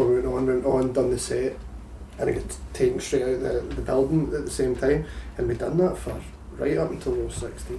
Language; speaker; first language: English; native; English